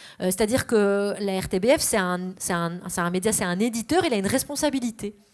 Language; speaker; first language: French; native; French